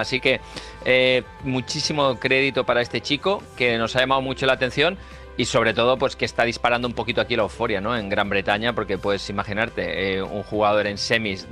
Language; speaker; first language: Spanish; native; Spanish